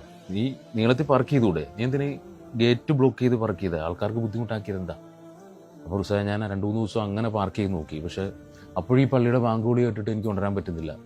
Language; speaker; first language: Malayalam; native; Malayalam